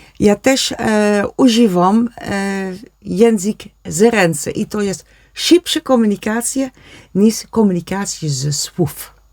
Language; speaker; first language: Polish; non-native, learner; Dutch